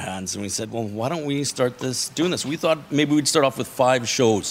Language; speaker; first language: English; native; English